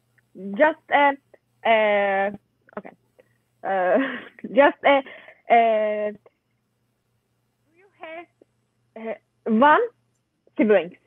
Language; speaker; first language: English; non-native, learner; Turkish